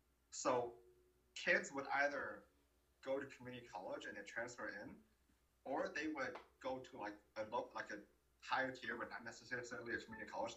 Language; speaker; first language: English; early bilingual, other home language; Vietnamese